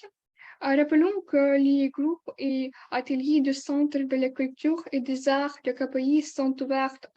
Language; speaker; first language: French; non-native, learner; Ukrainian